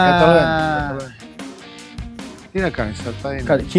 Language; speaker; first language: Greek; non-native, fluent; Serbian